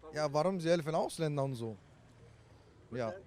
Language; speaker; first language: German; non-native, learner; Kurdish